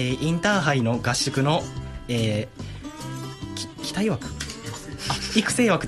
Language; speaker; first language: Japanese; native; Japanese